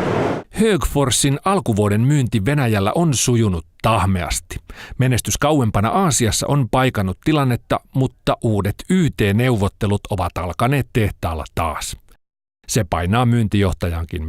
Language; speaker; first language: Finnish; native; Finnish